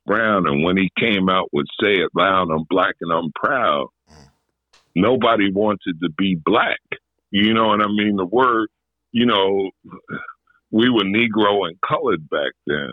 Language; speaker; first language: English; native; English